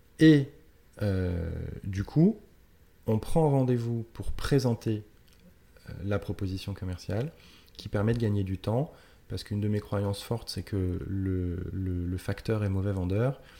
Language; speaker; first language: French; native; French